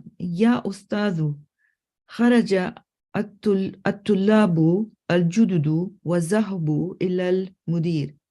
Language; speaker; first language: Arabic; non-native, learner; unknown